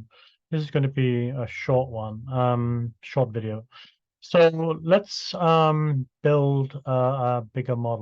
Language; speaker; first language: English; native; English